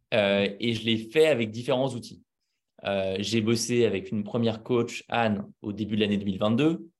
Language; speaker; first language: French; native; French